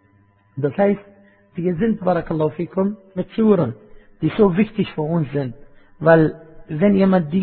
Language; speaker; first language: German; non-native, fluent; Arabic